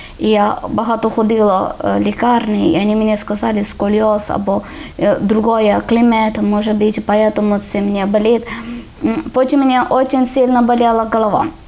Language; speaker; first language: Ukrainian; non-native, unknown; Malayalam